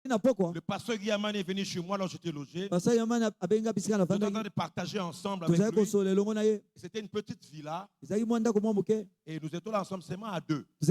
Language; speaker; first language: French; non-native, local second language; Lingala